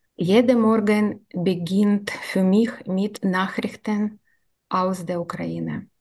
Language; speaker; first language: German; non-native, learner; Ukrainian